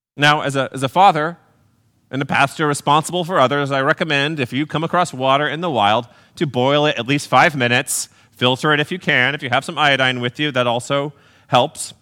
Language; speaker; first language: English; native; English